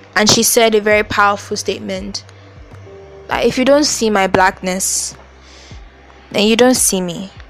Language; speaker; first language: English; non-native, local second language; Yoruba